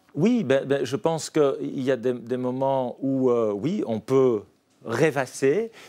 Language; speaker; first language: French; native; French